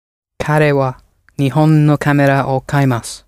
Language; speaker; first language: Japanese; non-native, learner; English